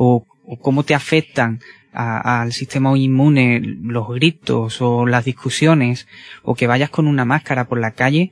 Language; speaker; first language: Spanish; native; Spanish